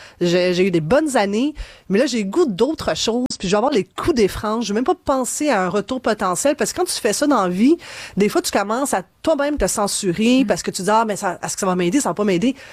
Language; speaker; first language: French; early bilingual, other home language; Arabic